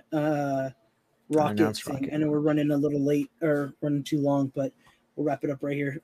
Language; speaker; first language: English; native; English